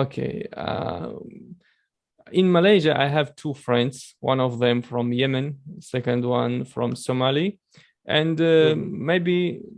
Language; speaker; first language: English; non-native, learner; Chechen